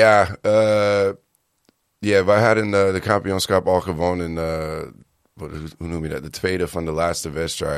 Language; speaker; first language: Dutch; non-native, learner; English